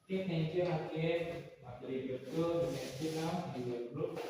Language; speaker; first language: English; non-native, learner; Indonesian